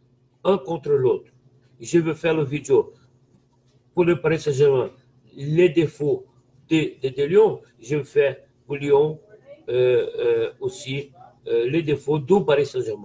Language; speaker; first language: French; non-native, fluent; Portuguese